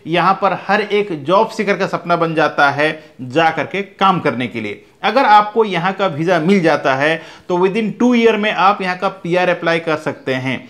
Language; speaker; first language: Hindi; native; Hindi